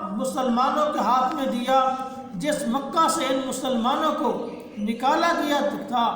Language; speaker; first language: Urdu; non-native, local second language; Punjabi